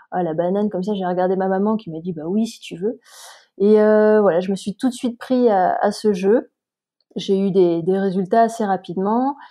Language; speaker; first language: French; native; French